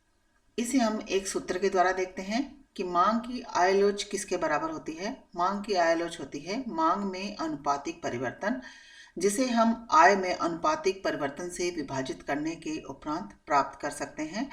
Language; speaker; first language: Hindi; native; Hindi